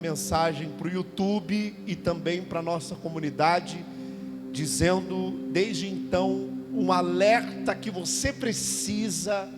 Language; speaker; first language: Portuguese; native; Portuguese